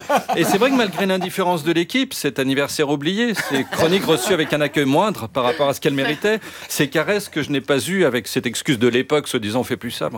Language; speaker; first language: French; native; French